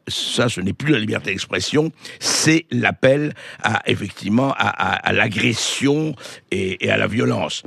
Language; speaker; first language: French; native; French